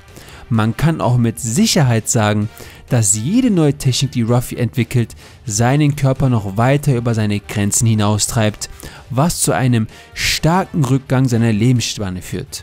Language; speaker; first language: German; native; German